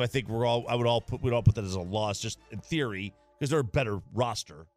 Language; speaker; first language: English; native; English